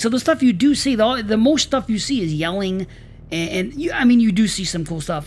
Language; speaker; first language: English; native; English